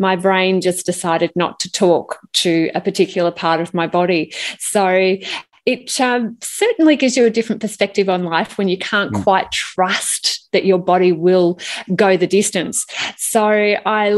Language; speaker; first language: English; native; English